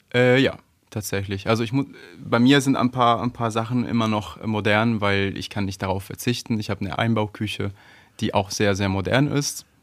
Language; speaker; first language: German; non-native, fluent; Italian